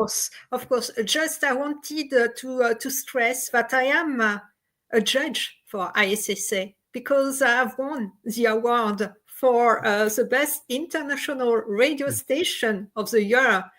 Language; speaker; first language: English; non-native, fluent; French